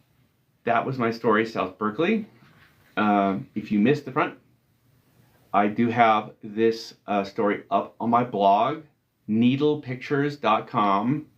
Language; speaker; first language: English; native; English